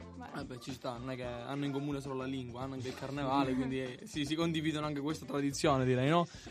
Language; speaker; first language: Italian; native; Italian